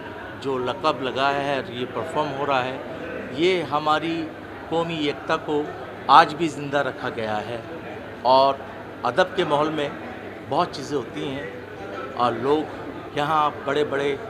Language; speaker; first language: Hindi; native; Hindi